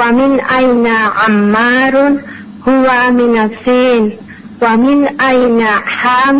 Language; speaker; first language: Arabic; non-native, learner; Indonesian